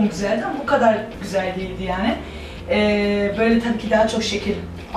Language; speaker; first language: Turkish; early bilingual, heritage; Turkish